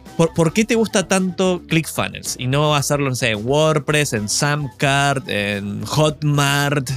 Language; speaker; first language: Spanish; native; Spanish